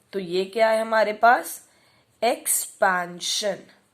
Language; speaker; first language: Hindi; native; Hindi